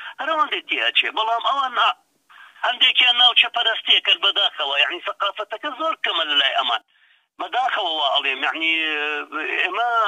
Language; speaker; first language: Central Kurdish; non-native, local second language; Arabic